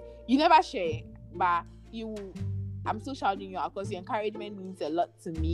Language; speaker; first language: English; non-native, local second language; Akan